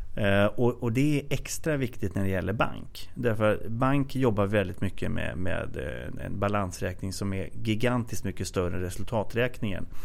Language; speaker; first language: Swedish; native; Swedish